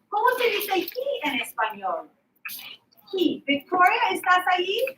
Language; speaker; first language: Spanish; non-native, fluent; English